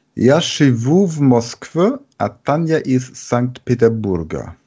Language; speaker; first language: Russian; non-native, learner; German